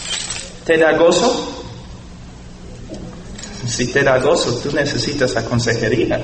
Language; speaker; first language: Spanish; non-native, fluent; English